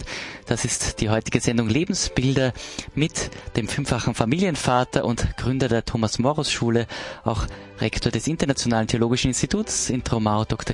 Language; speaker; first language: German; native; German